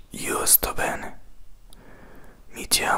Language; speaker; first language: Italian; non-native, learner; Spanish